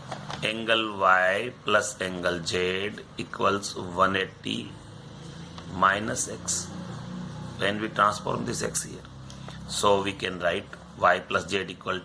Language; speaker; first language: English; non-native, local second language; Hindi